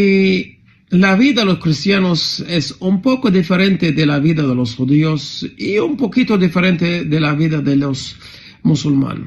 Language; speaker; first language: Spanish; non-native, fluent; Arabic